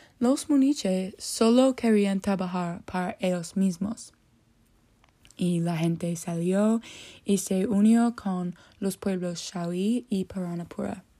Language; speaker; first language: Spanish; non-native, learner; English